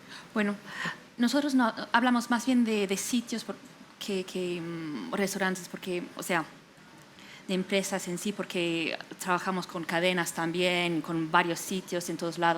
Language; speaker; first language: Spanish; non-native, fluent; English